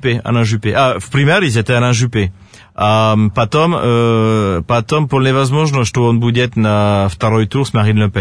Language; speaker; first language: Russian; non-native, fluent; French